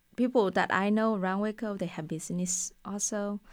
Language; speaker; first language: English; non-native, fluent; Vietnamese